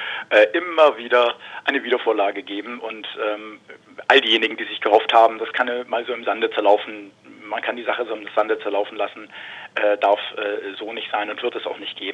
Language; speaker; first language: German; native; German